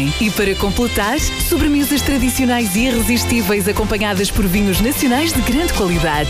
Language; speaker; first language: Portuguese; native; Portuguese